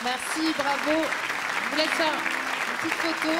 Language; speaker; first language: French; native; French